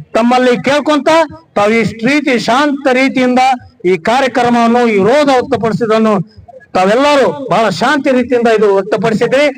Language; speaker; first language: Kannada; non-native, local second language; Urdu